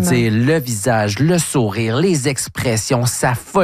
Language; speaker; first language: French; native; French